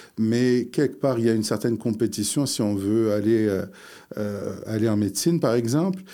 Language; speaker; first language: French; early bilingual, other home language; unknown